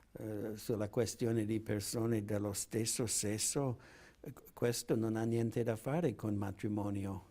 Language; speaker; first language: Italian; non-native, fluent; English